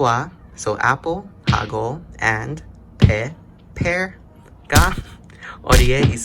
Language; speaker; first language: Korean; non-native, learner; English